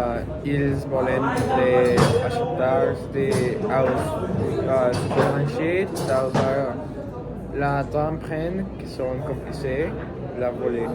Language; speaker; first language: French; non-native, learner; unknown